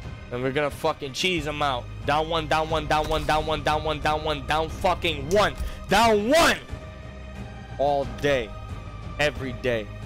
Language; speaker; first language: English; early bilingual, other home language; Spanish